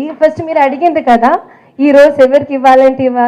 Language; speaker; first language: Telugu; non-native, fluent; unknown